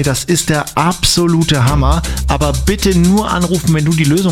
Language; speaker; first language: German; native; German